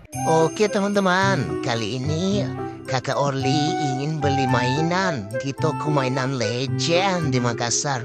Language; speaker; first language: Indonesian; native; Indonesian